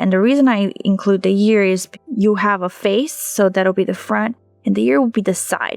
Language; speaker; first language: English; native; English